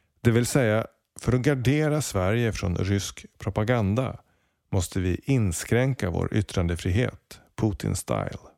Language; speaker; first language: Swedish; native; Swedish